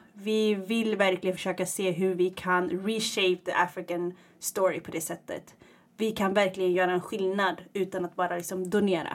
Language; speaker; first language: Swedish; early bilingual, other home language; Tigrinya